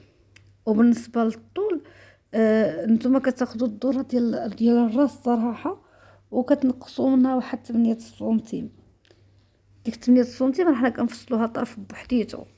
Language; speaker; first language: Arabic; native; Arabic